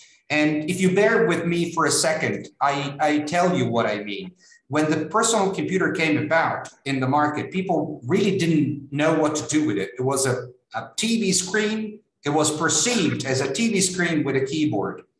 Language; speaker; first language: English; non-native, fluent; Italian